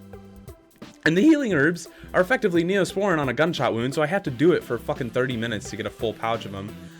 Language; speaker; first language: English; native; English